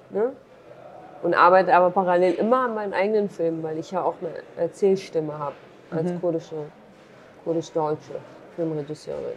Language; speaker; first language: German; early bilingual, other home language; Kurdish